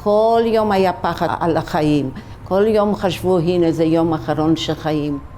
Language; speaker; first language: Hebrew; early bilingual, other home language; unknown